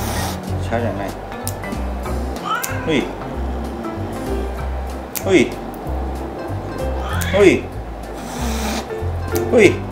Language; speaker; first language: Japanese; native; Japanese